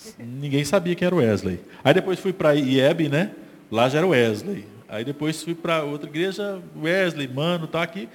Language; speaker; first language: Portuguese; native; Portuguese